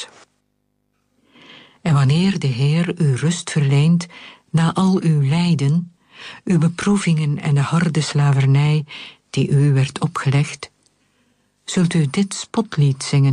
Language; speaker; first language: Dutch; native; Dutch